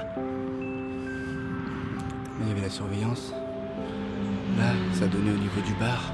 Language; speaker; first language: French; native; French